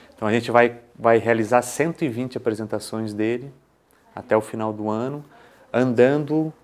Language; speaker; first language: Portuguese; native; Portuguese